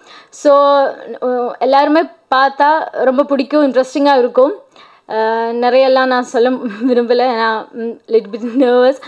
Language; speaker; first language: Tamil; non-native, learner; Malayalam